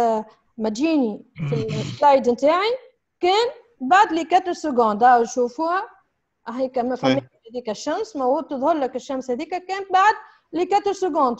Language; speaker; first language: Arabic; native; Arabic